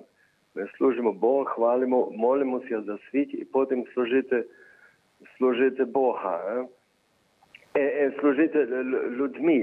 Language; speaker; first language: Ukrainian; early bilingual, heritage; Ukrainian